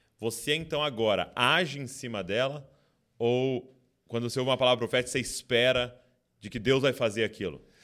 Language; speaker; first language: Portuguese; native; Portuguese